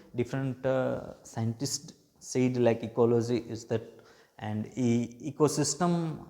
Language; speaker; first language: English; non-native, local second language; Gujarati